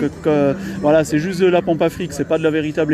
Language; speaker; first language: French; native; French